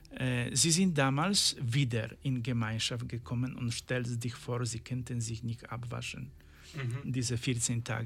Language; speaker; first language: German; non-native, learner; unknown